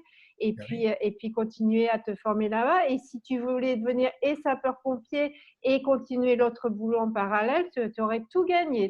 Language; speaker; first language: French; native; French